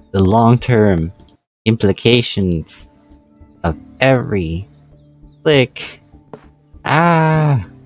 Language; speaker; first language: English; native; English